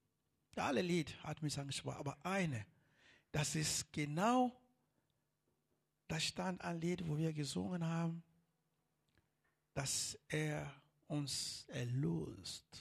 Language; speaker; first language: German; non-native, learner; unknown